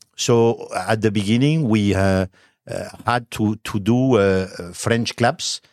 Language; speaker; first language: English; non-native, fluent; French